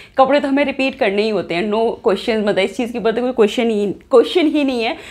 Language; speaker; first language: Hindi; native; Hindi